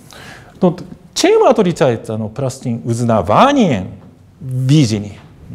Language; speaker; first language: Russian; non-native, fluent; Japanese